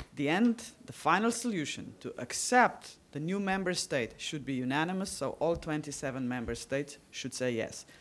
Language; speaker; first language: English; non-native, fluent; Slovenian